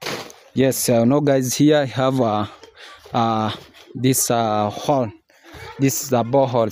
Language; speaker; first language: English; non-native, learner; Swahili